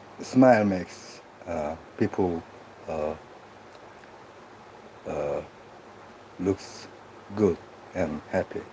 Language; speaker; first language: English; non-native, learner; Korean